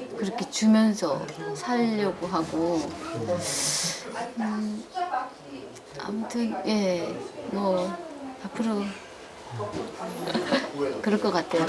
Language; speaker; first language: Korean; native; Korean